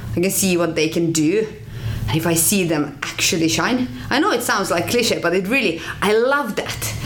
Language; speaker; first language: English; non-native, fluent; Finnish